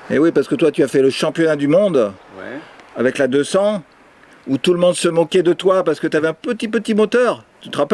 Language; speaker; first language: French; native; French